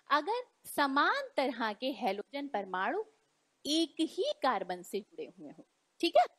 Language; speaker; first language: Hindi; native; Hindi